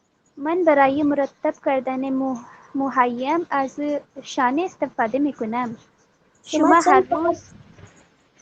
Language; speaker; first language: Persian; non-native, learner; Urdu